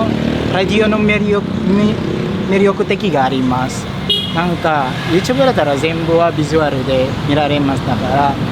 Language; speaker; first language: Japanese; non-native, fluent; Indonesian